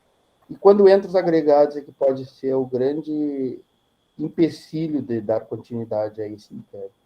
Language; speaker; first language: Portuguese; native; Portuguese